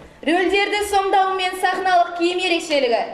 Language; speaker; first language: Kazakh; native; Kazakh